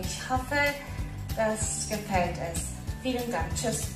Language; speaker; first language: German; early bilingual, other home language; Korean